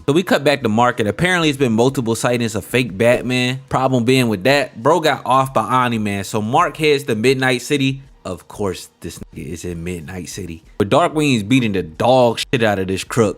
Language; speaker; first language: English; native; English